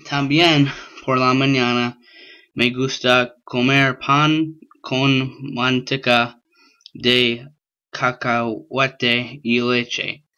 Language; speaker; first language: Spanish; non-native, learner; English